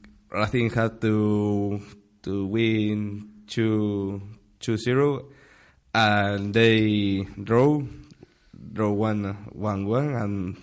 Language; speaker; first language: English; non-native, learner; Spanish